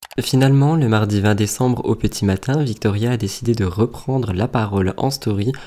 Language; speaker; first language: French; native; French